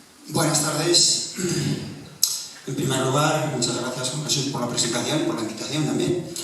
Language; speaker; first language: Spanish; native; Spanish